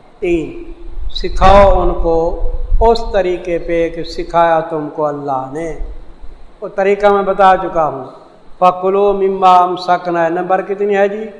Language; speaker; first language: Urdu; non-native, local second language; Saraiki